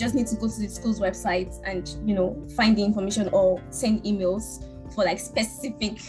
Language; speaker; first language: English; non-native, local second language; Yoruba